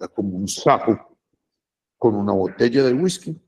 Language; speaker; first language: Spanish; native; Spanish